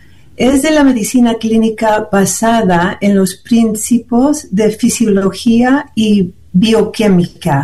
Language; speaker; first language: Spanish; early bilingual, heritage; Spanish